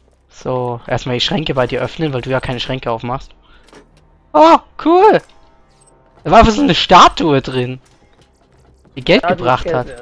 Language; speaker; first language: German; native; German